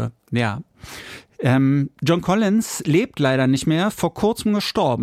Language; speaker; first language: German; native; German